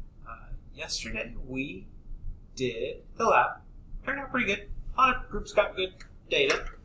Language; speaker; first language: English; native; English